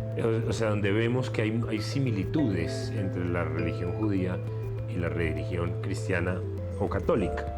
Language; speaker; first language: Spanish; native; Spanish